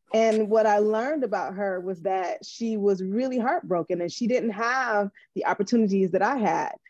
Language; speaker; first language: English; native; English